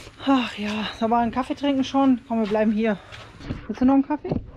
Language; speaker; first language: German; native; German